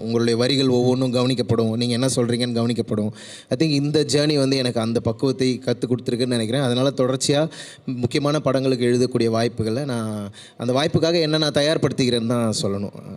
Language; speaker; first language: Tamil; native; Tamil